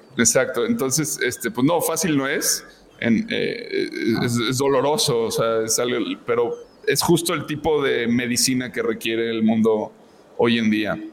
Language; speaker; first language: Spanish; native; Spanish